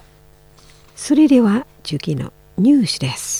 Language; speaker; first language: Japanese; non-native, fluent; Indonesian